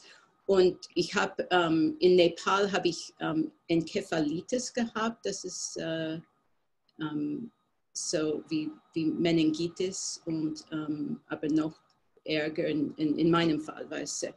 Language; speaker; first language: German; non-native, fluent; English